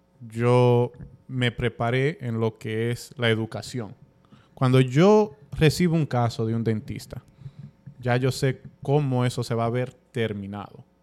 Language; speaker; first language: Spanish; early bilingual, heritage; Spanish